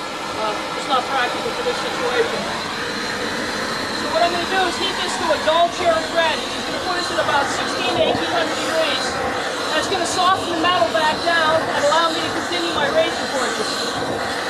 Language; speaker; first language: English; native; English